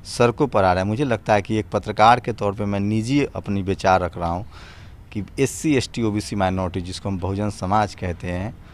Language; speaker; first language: Hindi; native; Hindi